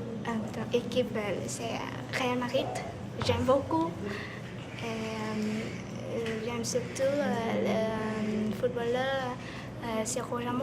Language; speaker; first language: French; non-native, learner; Vietnamese